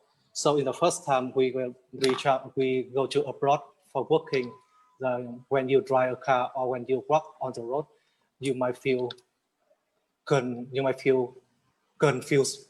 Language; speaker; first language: English; non-native, learner; Vietnamese